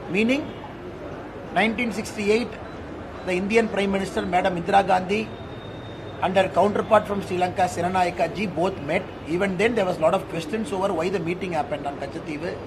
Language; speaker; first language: English; non-native, local second language; Tamil